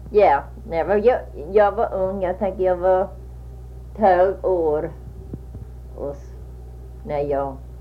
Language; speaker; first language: Swedish; early bilingual, heritage; Swedish